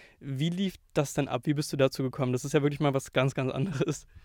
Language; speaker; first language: German; native; German